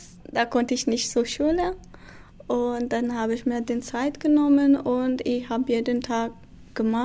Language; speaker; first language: German; non-native, learner; Kurdish